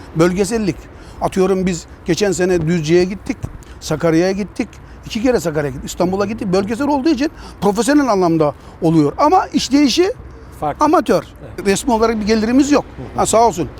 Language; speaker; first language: Turkish; native; Turkish